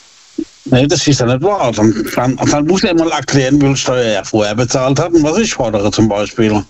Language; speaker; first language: German; native; German